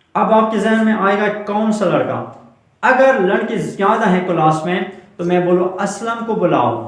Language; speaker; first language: Urdu; non-native, local second language; Pashto